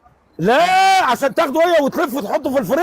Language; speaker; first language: Arabic; native; Arabic